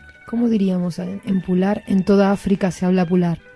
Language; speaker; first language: Spanish; native; Spanish